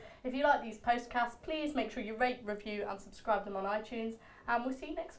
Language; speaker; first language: English; native; English